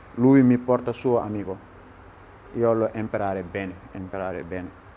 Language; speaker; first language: Italian; non-native, learner; Wolof